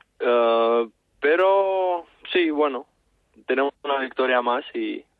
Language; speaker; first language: Spanish; non-native, learner; Russian